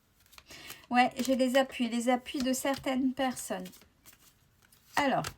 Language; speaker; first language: French; native; French